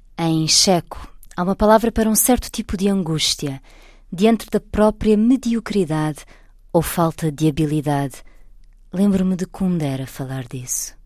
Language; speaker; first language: Portuguese; native; Portuguese